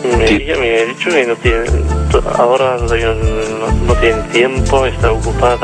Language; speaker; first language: Spanish; non-native, learner; Arabic